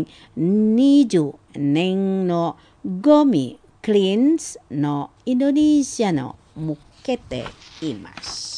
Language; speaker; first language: Japanese; non-native, fluent; Indonesian